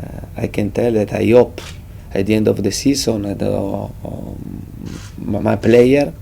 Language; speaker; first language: English; non-native, fluent; Italian